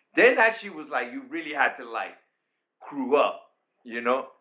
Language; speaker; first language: English; non-native, fluent; Spanish